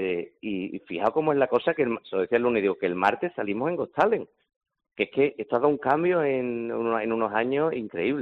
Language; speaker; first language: Spanish; native; Spanish